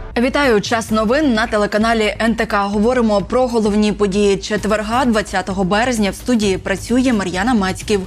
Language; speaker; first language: Ukrainian; native; Ukrainian